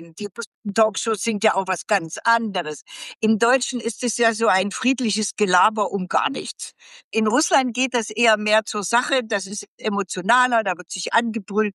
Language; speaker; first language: German; native; German